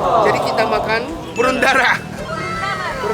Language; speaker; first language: Indonesian; non-native, fluent; Japanese